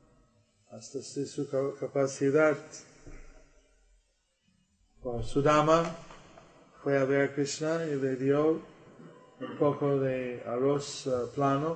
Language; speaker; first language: Spanish; non-native, learner; English